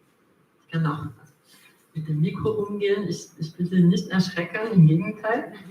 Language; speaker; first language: German; non-native, fluent; French